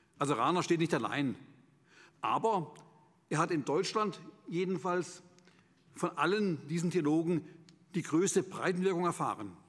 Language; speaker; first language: German; native; German